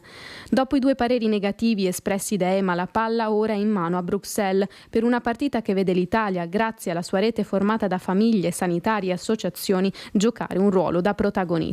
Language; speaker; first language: Italian; native; Italian